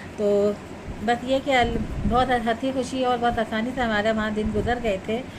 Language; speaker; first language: Urdu; native; Urdu